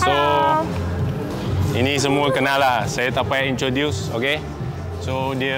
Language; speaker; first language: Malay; non-native, local second language; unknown